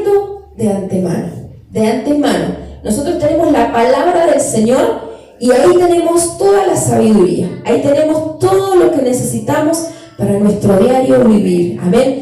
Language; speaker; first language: Spanish; native; Spanish